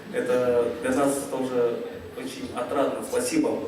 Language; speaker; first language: Russian; non-native, local second language; Tuvinian